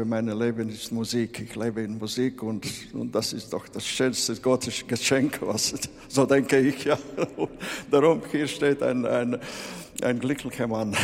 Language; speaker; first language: German; non-native, fluent; Latvian